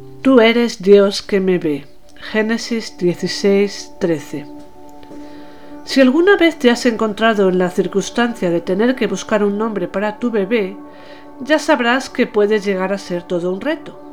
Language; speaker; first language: Spanish; native; Spanish